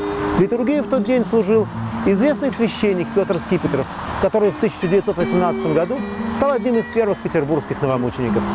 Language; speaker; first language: Russian; native; Russian